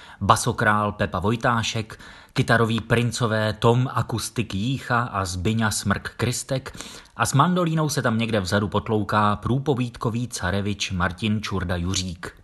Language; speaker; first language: Czech; native; Czech